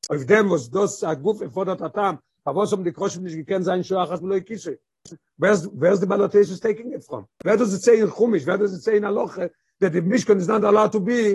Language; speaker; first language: English; non-native, fluent; Hebrew